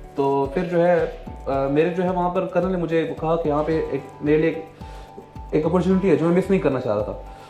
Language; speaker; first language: Urdu; non-native, local second language; Pashto